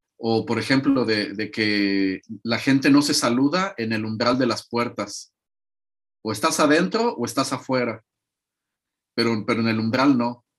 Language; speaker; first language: Spanish; native; Spanish